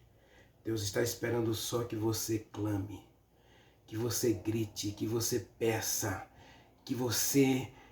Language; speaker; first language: Portuguese; native; Portuguese